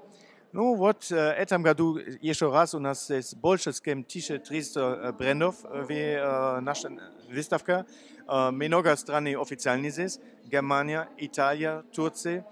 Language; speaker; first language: Russian; non-native, learner; German